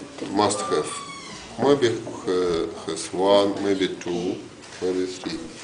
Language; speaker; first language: English; non-native, learner; Russian